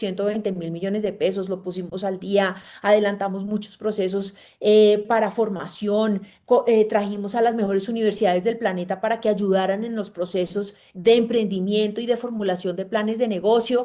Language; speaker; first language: Spanish; native; Spanish